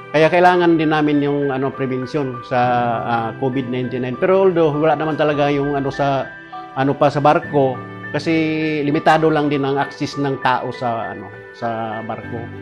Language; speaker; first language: Filipino; non-native, local second language; Cebuano